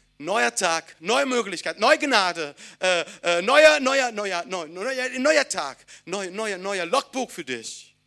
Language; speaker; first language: German; non-native, fluent; Italian